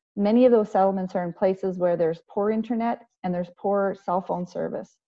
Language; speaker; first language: English; native; English